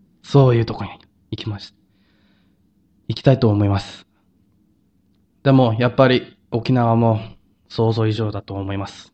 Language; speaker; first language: Japanese; non-native, fluent; Korean